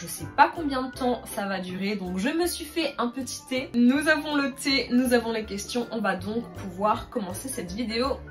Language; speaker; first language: French; native; French